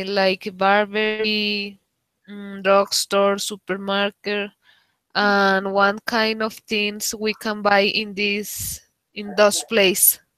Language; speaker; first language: English; non-native, learner; Spanish